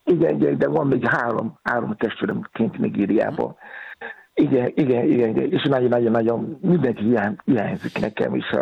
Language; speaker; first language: Hungarian; non-native, learner; Yoruba